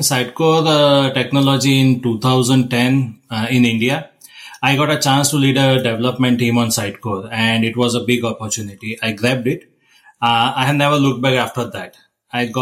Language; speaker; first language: English; non-native, local second language; Gujarati